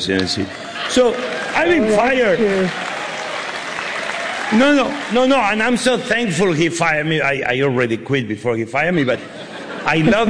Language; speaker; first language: English; non-native, fluent; Spanish